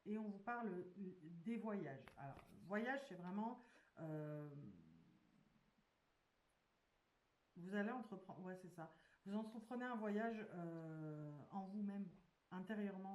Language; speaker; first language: French; native; French